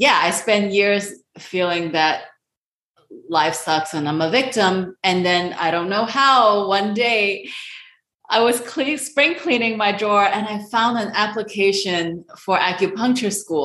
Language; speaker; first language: English; non-native, local second language; Cantonese